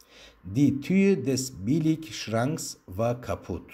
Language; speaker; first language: German; non-native, fluent; Turkish